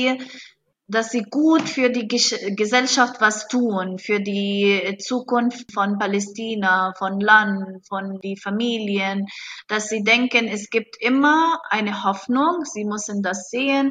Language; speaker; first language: German; non-native, fluent; Arabic